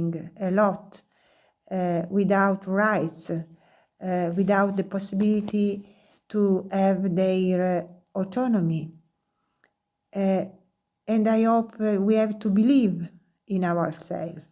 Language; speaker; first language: English; non-native, learner; Italian